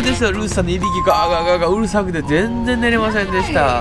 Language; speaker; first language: Japanese; native; Japanese